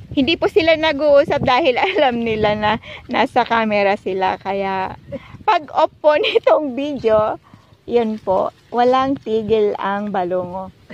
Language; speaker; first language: Filipino; non-native, local second language; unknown